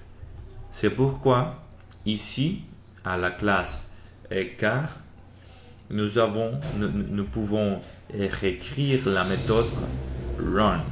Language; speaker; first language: French; non-native, learner; Spanish